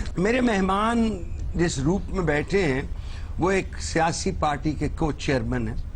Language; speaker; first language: Urdu; non-native, local second language; Punjabi